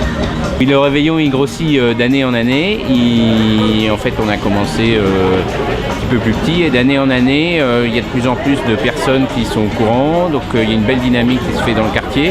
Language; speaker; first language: French; native; French